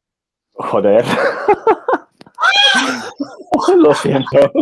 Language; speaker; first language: Spanish; non-native, learner; English